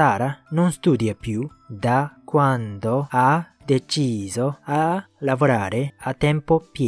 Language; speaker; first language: Italian; non-native, learner; Japanese